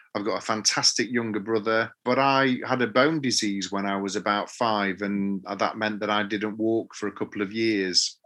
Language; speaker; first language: English; native; English